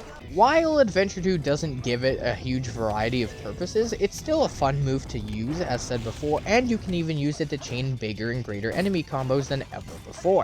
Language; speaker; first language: English; native; English